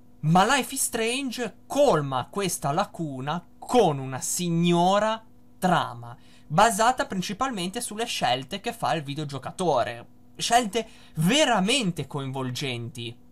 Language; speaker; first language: Italian; native; Italian